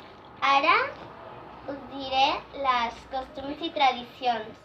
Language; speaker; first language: Catalan; early bilingual, other home language; Spanish